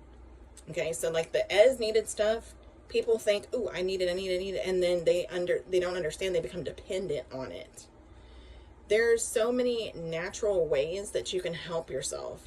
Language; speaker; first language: English; native; English